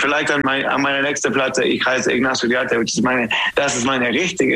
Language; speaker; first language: German; non-native, fluent; English